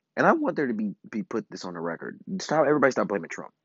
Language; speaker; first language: English; native; English